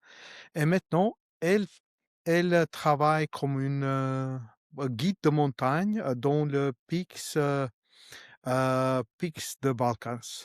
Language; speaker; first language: French; non-native, learner; Albanian